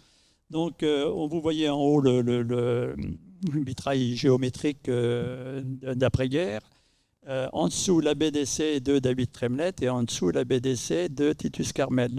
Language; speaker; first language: French; native; French